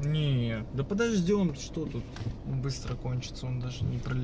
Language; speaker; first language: Russian; early bilingual, heritage; Russian